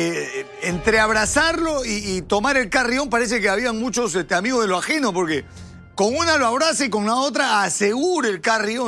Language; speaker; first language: Spanish; native; Spanish